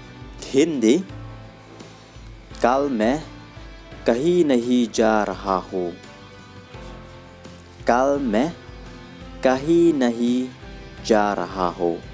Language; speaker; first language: Hindi; non-native, learner; Khasi